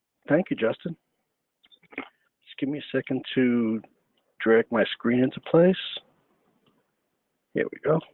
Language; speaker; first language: English; native; English